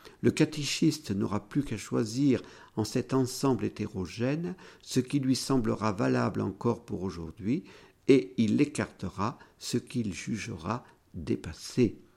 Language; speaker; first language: French; native; French